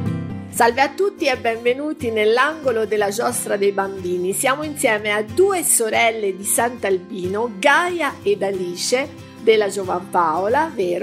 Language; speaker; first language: Italian; native; Italian